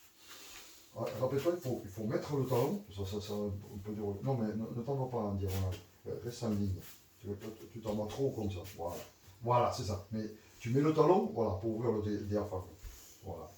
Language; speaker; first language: French; native; French